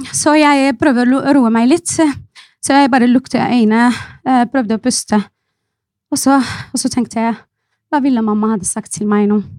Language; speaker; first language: Norwegian; non-native, fluent; Arabic